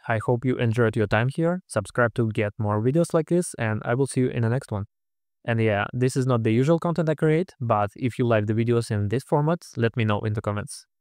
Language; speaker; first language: English; non-native, fluent; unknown